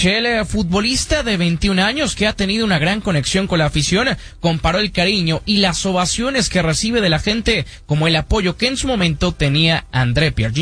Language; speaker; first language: Spanish; native; Spanish